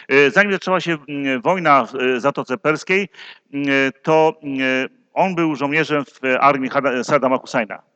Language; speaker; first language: Polish; native; Polish